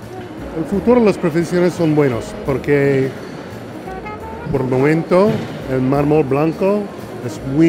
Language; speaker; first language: Spanish; non-native, learner; English